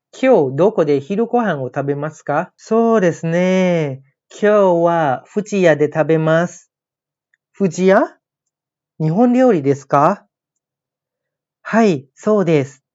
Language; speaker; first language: Japanese; non-native, fluent; Thai